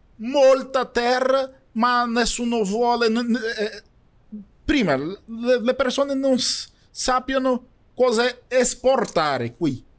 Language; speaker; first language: Italian; non-native, learner; Portuguese